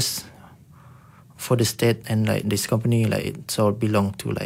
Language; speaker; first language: English; non-native, local second language; Iban